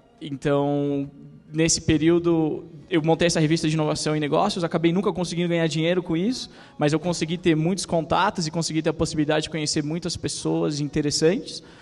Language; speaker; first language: Portuguese; native; Portuguese